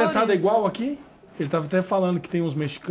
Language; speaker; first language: Portuguese; native; Portuguese